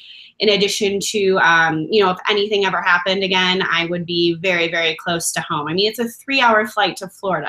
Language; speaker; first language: English; native; English